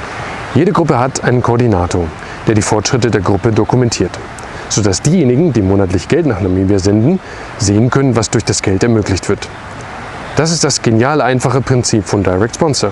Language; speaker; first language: German; native; German